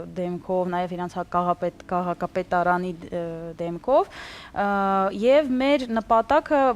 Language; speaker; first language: Armenian; early bilingual, heritage; Armenian